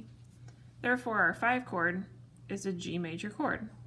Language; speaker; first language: English; native; English